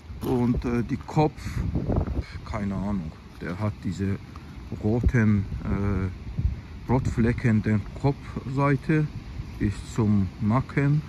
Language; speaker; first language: German; non-native, fluent; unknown